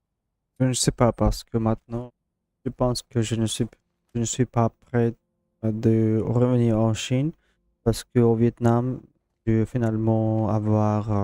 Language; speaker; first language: French; non-native, learner; Russian